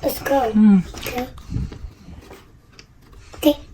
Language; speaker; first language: English; non-native, learner; Vietnamese